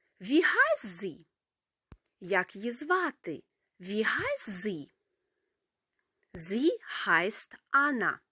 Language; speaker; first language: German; non-native, fluent; Ukrainian